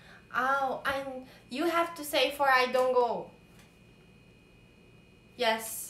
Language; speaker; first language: English; non-native, learner; Portuguese